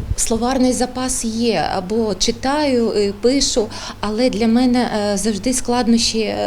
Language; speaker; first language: Ukrainian; non-native, local second language; Russian